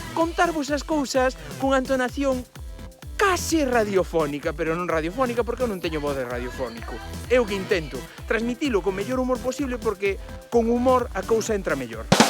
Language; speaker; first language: Galician; non-native, local second language; Spanish